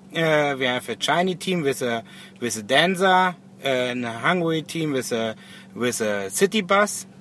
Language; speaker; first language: English; non-native, learner; German